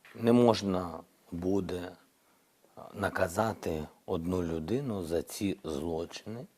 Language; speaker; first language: Ukrainian; non-native, local second language; Russian